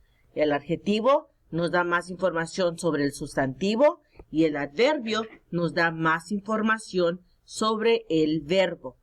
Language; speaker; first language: Spanish; early bilingual, heritage; Spanish